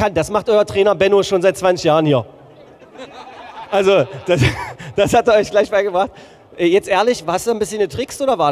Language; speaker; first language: German; native; German